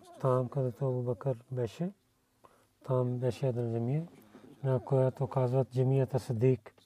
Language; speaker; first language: Bulgarian; non-native, learner; Urdu